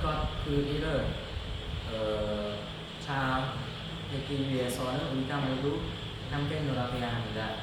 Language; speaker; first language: Korean; non-native, learner; Khmer